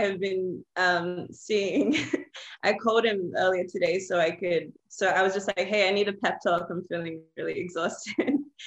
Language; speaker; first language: English; native; English